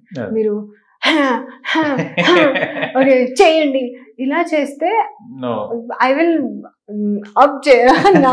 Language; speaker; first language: Telugu; non-native, learner; Hindi